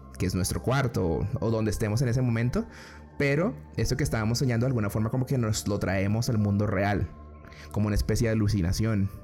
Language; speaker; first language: Spanish; native; Spanish